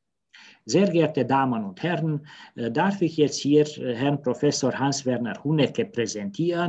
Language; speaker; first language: German; non-native, fluent; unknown